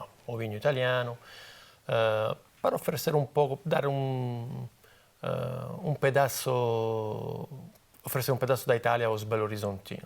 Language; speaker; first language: Portuguese; non-native, fluent; Italian